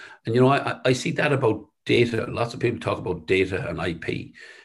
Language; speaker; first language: English; native; English